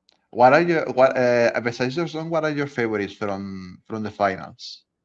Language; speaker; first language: English; non-native, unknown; Spanish